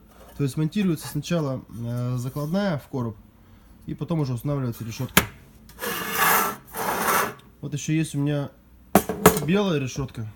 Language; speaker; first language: Russian; native; Russian